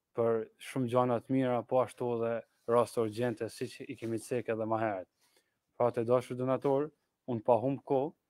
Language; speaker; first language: Albanian; native; Albanian